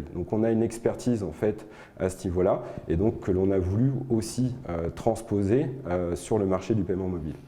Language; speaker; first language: French; native; French